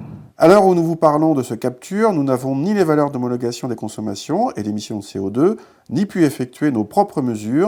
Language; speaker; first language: French; native; French